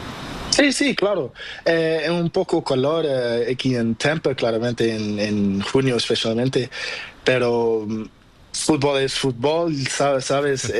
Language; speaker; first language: Spanish; non-native, learner; Portuguese